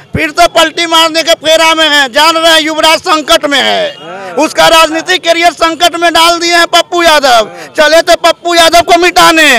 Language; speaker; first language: Hindi; native; Hindi